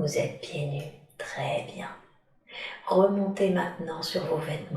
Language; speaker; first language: French; native; French